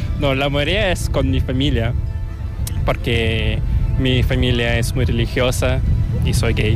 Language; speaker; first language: Spanish; non-native, fluent; Korean